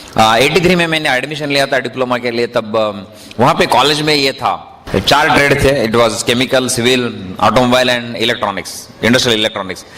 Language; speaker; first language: Hindi; non-native, local second language; Marathi